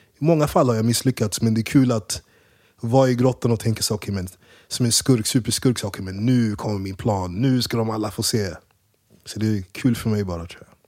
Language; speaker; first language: Swedish; early bilingual, other home language; English